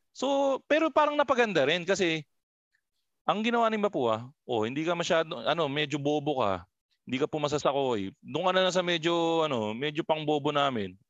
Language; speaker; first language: Filipino; native; Filipino